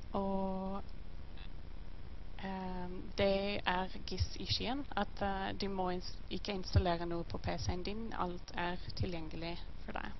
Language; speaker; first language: Norwegian; non-native, learner; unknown